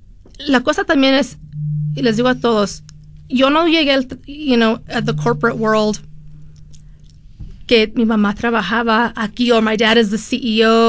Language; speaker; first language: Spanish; early bilingual, heritage; Spanish